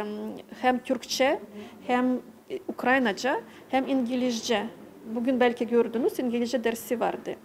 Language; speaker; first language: Turkish; non-native, fluent; Ukrainian